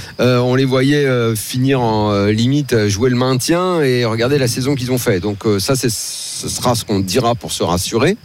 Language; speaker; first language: French; native; French